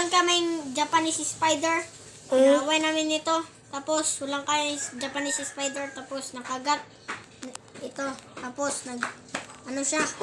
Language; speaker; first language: Filipino; non-native, local second language; Cebuano